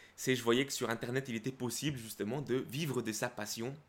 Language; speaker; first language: French; early bilingual, other home language; Spanish